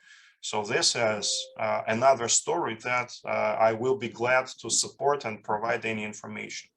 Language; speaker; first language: English; non-native, fluent; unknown